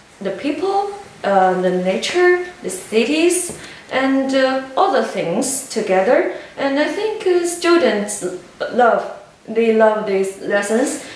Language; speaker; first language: English; non-native, learner; Chinese